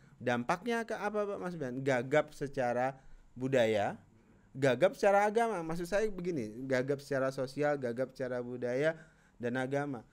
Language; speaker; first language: Indonesian; native; Indonesian